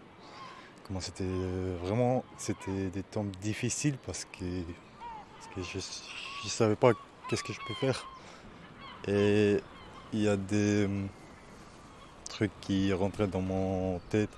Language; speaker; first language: French; non-native, learner; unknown